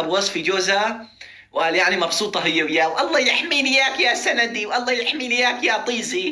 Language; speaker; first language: Arabic; native; Arabic